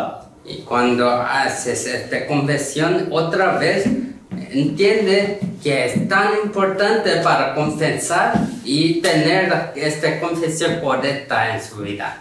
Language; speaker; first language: Spanish; non-native, learner; Korean